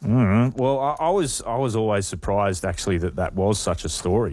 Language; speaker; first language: English; native; English